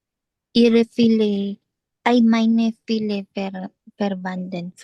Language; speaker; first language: German; non-native, learner; Filipino